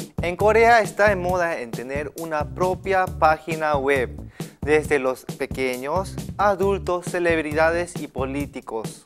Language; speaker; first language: Spanish; non-native, fluent; Korean